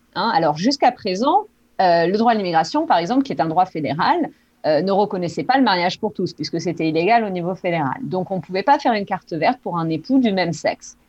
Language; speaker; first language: French; native; French